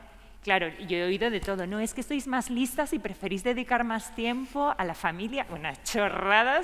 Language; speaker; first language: Spanish; native; Spanish